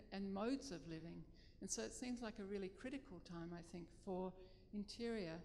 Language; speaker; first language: English; native; English